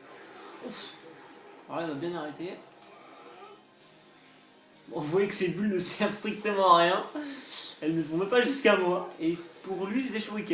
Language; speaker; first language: French; native; French